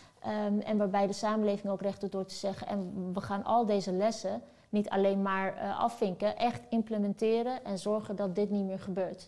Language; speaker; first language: Dutch; early bilingual, other home language; Turkish